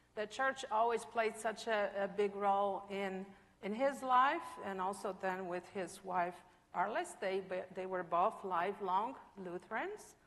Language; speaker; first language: English; non-native, fluent; Polish